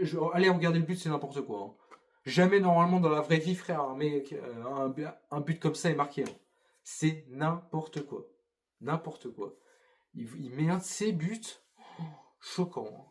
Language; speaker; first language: French; native; French